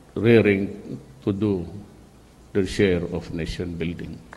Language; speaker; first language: English; non-native, local second language; Cebuano